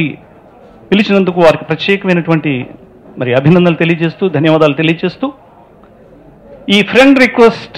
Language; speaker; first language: Telugu; native; Telugu